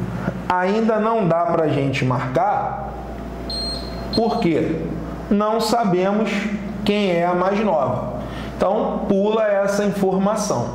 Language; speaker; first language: Portuguese; native; Portuguese